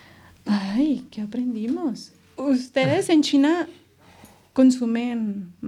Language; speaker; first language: Spanish; native; Spanish